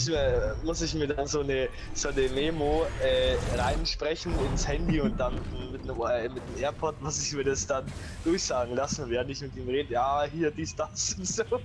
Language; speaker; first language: German; native; German